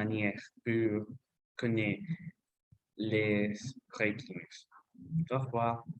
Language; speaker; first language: French; non-native, learner; Spanish